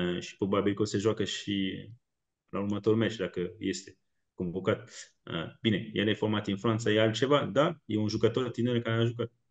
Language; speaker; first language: Romanian; non-native, fluent; French